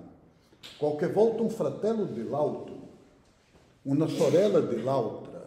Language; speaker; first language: Italian; non-native, fluent; Portuguese